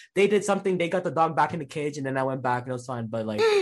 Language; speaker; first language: English; native; English